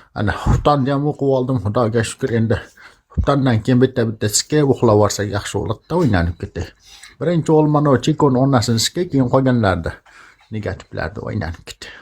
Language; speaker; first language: Uzbek; native; Uzbek